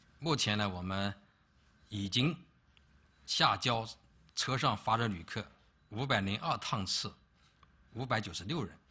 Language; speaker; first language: Chinese; native; Chinese